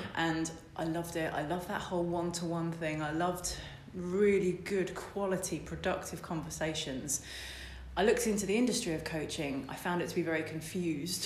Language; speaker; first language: English; native; English